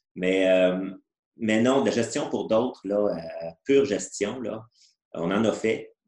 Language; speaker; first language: French; native; French